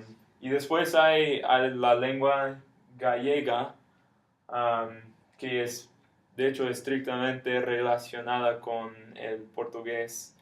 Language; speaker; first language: Spanish; non-native, fluent; English